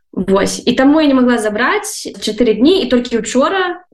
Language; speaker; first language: Belarusian; native; Belarusian